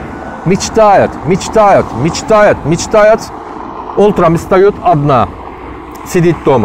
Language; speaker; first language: Russian; non-native, learner; Turkish